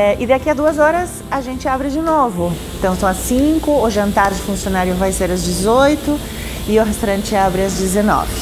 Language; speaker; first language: Portuguese; non-native, fluent; Spanish